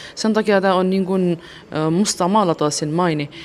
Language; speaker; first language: Finnish; non-native, fluent; Arabic